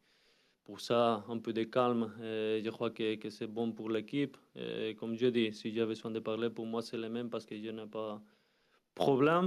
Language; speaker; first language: French; non-native, learner; Spanish